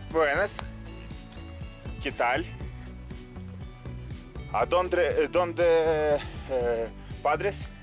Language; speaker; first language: Spanish; non-native, learner; Russian